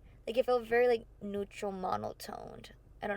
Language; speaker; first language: English; native; English